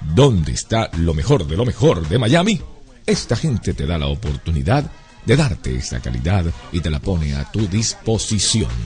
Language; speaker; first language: Spanish; native; Spanish